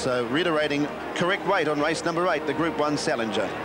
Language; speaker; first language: English; native; English